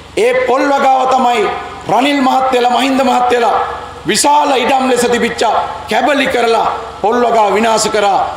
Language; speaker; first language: Sinhala; native; Sinhala